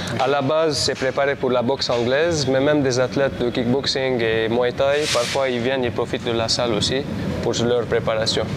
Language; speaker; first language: French; non-native, local second language; Armenian